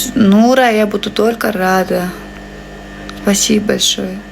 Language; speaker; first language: Russian; non-native, local second language; Kazakh